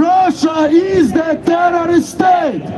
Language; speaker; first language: English; non-native, fluent; Ukrainian